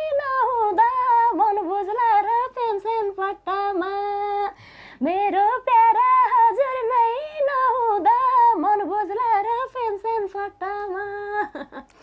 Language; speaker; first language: Nepali; native; Nepali